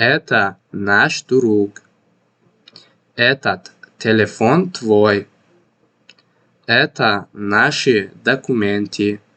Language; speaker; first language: Russian; non-native, fluent; Tajik